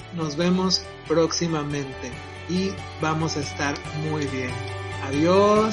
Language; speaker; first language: Spanish; native; Spanish